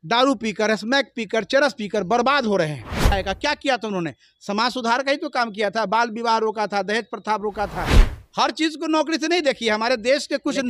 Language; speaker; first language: Hindi; native; Hindi